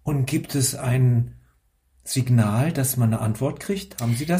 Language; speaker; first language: German; native; German